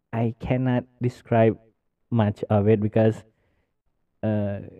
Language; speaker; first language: English; non-native, learner; Indonesian